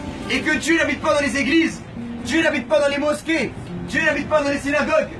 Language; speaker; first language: French; non-native, fluent; Spanish